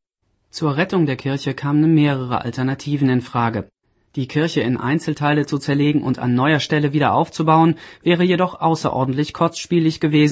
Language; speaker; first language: German; native; German